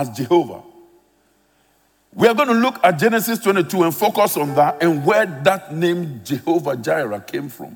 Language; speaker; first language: English; non-native, local second language; Akan